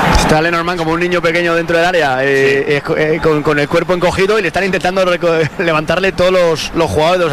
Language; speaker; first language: Spanish; native; Spanish